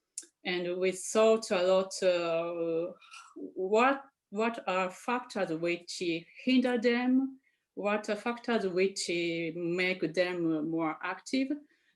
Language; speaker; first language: English; non-native, fluent; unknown